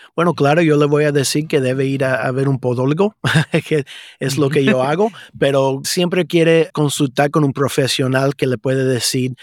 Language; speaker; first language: Spanish; early bilingual, heritage; Spanish